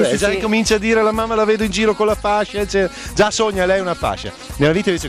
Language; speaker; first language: Italian; native; Italian